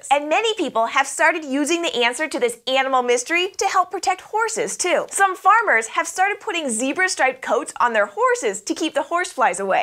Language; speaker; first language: English; native; English